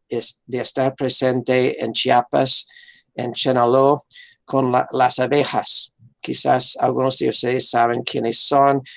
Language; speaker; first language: Spanish; non-native, fluent; English